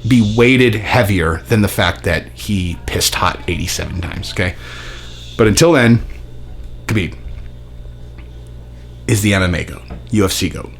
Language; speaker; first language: English; native; English